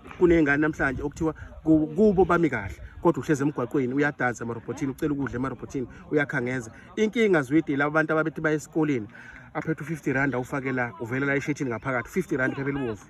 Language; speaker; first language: Zulu; native; Zulu